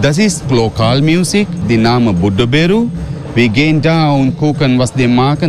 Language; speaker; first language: German; non-native, learner; Sinhala